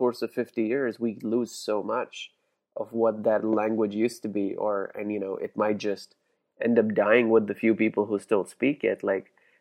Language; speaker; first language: English; non-native, local second language; Hindi